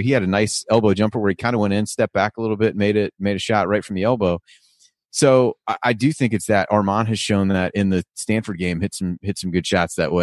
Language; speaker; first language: English; native; English